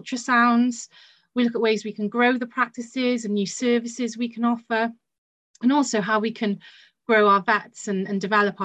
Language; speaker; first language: English; native; English